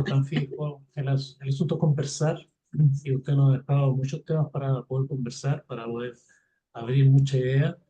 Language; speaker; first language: Spanish; native; Spanish